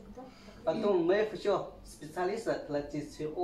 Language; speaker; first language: Russian; non-native, learner; Chinese